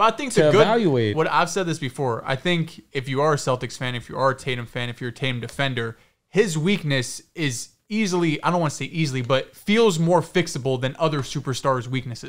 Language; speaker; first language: English; native; English